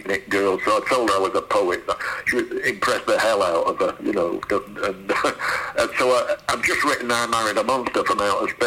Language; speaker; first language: English; native; English